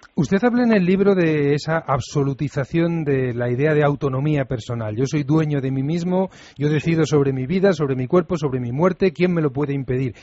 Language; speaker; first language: Spanish; native; Spanish